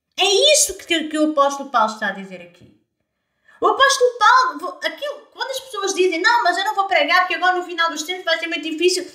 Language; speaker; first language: Portuguese; native; Portuguese